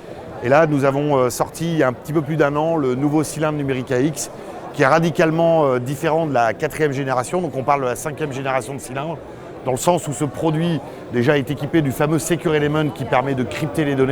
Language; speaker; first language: French; native; French